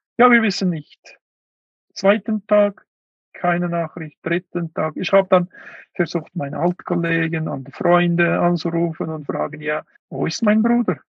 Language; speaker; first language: German; non-native, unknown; Uyghur